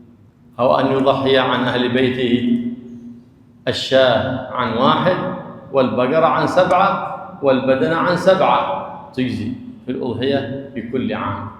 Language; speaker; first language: Arabic; native; Arabic